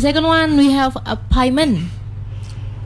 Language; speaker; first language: English; non-native, learner; Indonesian